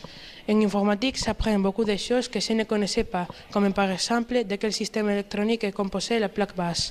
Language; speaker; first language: French; non-native, learner; Spanish